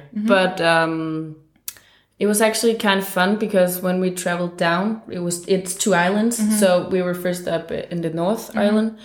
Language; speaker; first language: English; non-native, fluent; Danish